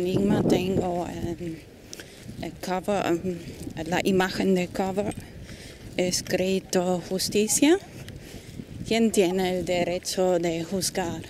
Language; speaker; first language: Spanish; non-native, fluent; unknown